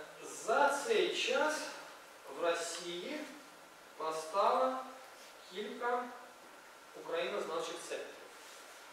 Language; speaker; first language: Ukrainian; native; Ukrainian